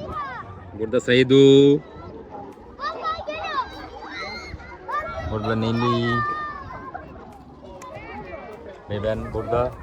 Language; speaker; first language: Turkish; non-native, learner; Bangla